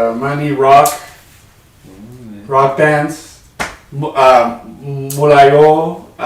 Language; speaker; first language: Korean; non-native, learner; English